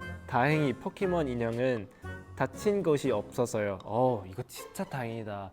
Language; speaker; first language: Korean; non-native, fluent; Cantonese